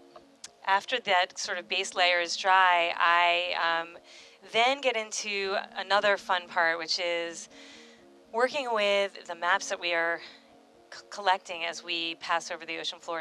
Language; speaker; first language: English; native; English